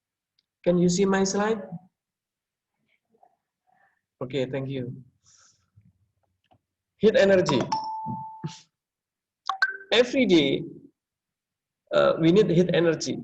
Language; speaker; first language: English; non-native, learner; Indonesian